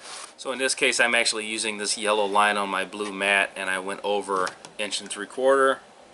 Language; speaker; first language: English; native; English